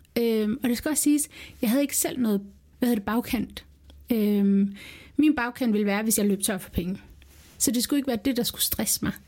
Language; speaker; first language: Danish; early bilingual, other home language; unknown